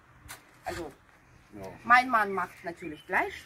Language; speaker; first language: German; non-native, fluent; Russian